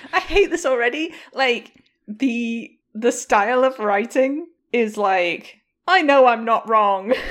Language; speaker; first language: English; native; English